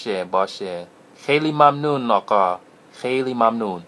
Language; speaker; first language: Persian; non-native, learner; English